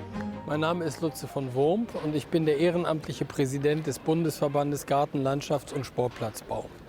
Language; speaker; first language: German; native; German